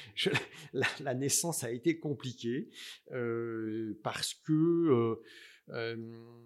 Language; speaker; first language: French; native; French